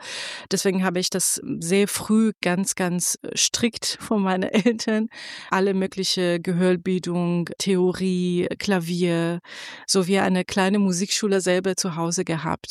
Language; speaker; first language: German; non-native, fluent; Persian